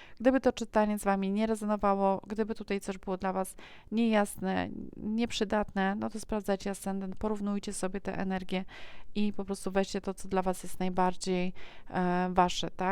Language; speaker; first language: Polish; native; Polish